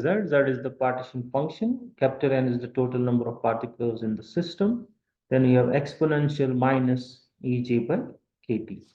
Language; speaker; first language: English; non-native, local second language; Kashmiri